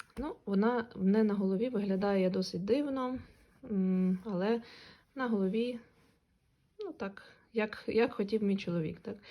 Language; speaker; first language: Ukrainian; non-native, local second language; Russian